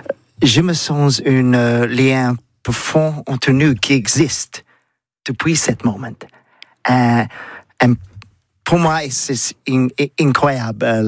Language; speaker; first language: French; non-native, learner; English